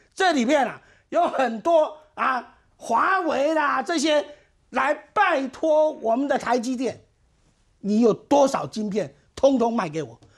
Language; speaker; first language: Chinese; native; Chinese